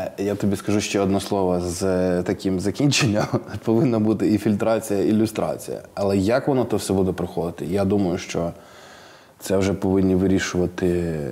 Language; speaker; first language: Ukrainian; non-native, local second language; Russian